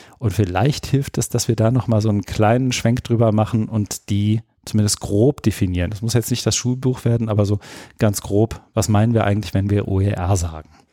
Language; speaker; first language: German; native; German